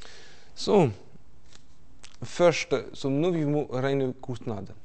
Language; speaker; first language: Norwegian; non-native, fluent; French